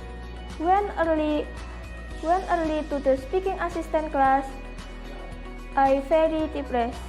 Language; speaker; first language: English; non-native, learner; Indonesian